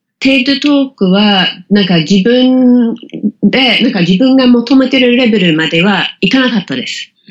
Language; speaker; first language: Japanese; non-native, fluent; English